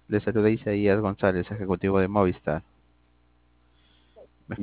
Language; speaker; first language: Spanish; native; Spanish